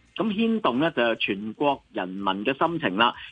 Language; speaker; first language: Cantonese; native; Cantonese